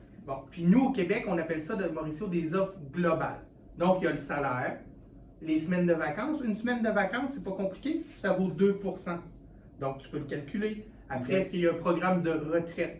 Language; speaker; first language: French; native; French